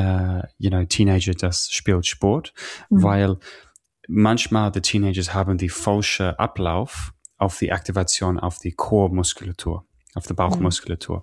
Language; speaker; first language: German; non-native, learner; English